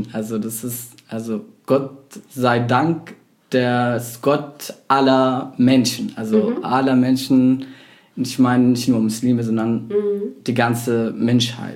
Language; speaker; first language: German; non-native, fluent; Arabic